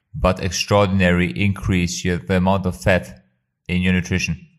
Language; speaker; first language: English; non-native, fluent; Albanian